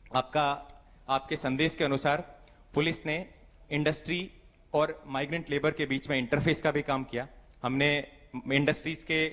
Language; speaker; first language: Hindi; native; Hindi